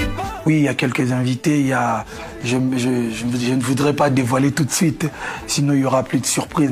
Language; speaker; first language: French; non-native, local second language; Lingala